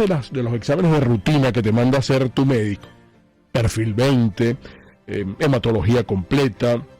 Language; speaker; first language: Spanish; native; Spanish